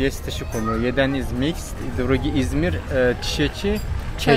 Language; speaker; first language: Polish; non-native, learner; Turkish